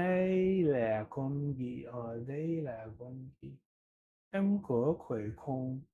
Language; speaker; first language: Vietnamese; non-native, learner; Dutch